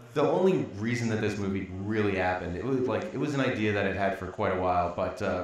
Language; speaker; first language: English; native; English